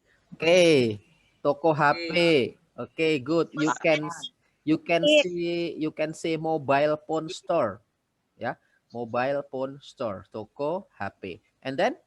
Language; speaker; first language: English; non-native, fluent; Indonesian